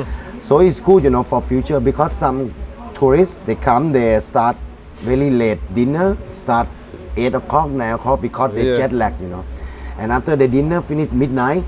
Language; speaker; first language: English; non-native, fluent; Thai